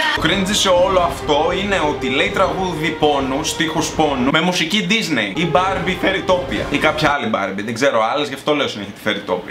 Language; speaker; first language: Greek; native; Greek